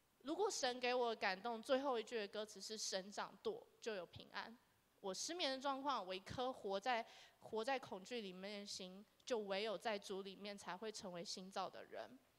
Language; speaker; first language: Chinese; native; Chinese